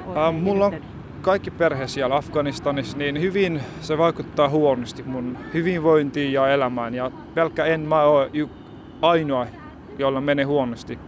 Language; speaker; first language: Finnish; non-native, fluent; Persian